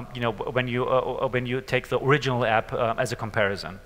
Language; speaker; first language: English; non-native, fluent; German